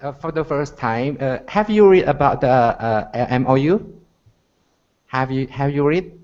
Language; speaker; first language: English; non-native, learner; Indonesian